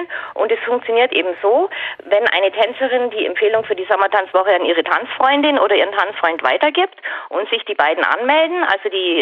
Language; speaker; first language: German; native; German